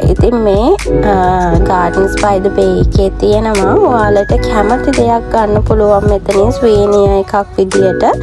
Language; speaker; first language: Sinhala; native; Sinhala